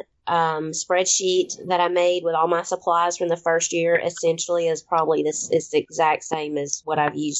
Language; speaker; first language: English; native; English